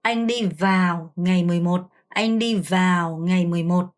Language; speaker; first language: Vietnamese; non-native, fluent; Korean